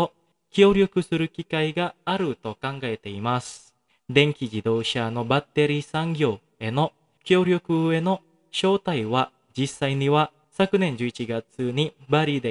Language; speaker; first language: Japanese; non-native, fluent; Indonesian